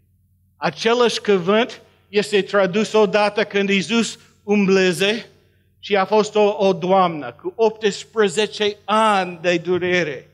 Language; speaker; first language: Romanian; non-native, learner; English